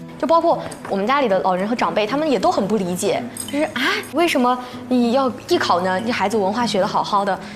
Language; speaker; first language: Chinese; native; Chinese